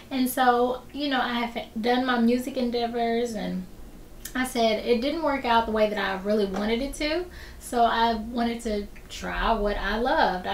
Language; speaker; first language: English; native; English